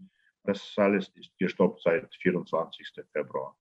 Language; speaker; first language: German; non-native, learner; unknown